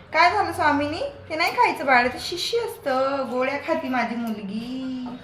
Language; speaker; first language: Marathi; non-native, local second language; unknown